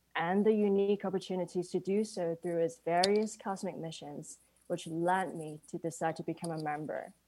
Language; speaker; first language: English; non-native, local second language; Cantonese